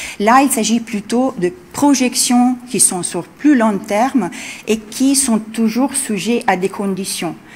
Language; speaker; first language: French; non-native, fluent; Italian